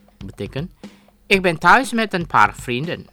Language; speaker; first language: Dutch; non-native, fluent; Indonesian